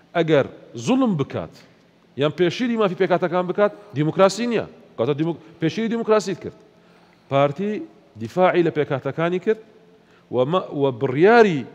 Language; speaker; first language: Central Kurdish; non-native, local second language; Assyrian Neo-Aramaic